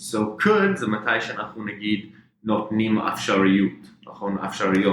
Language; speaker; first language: Hebrew; non-native, fluent; English